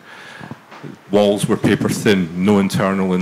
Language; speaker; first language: English; native; English